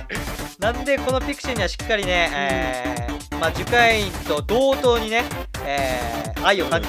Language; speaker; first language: Japanese; native; Japanese